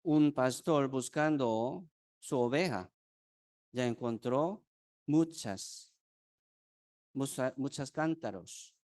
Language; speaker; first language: Spanish; non-native, fluent; Korean